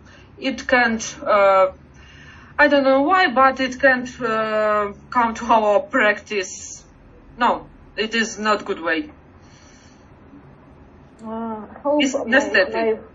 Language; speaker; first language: English; non-native, learner; Russian